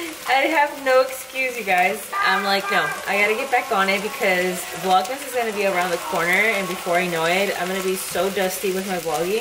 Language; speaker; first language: English; early bilingual, other home language; Spanish